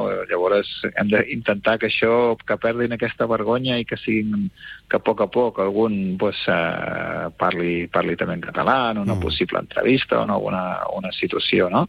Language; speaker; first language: Catalan; native; Catalan